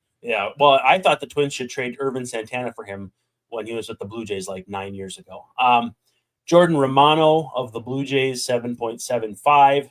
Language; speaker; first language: English; native; English